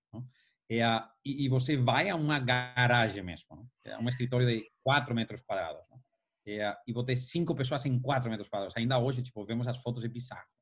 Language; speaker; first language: Portuguese; non-native, fluent; Spanish